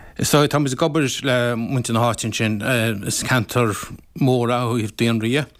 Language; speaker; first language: Irish; native; Irish